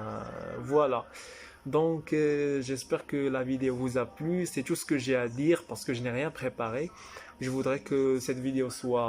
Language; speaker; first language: French; non-native, fluent; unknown